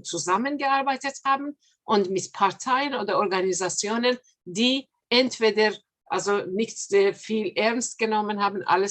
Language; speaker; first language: German; non-native, fluent; Persian